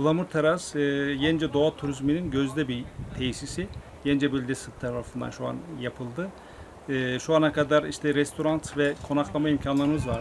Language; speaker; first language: Turkish; native; Turkish